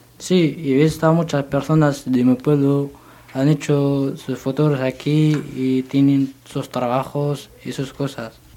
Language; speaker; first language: Spanish; non-native, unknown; Berber languages